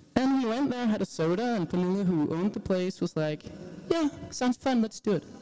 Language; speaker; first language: English; non-native, fluent; Danish